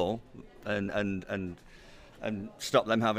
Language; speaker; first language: English; native; English